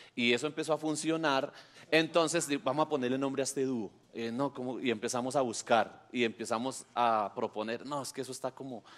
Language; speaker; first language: Spanish; native; Spanish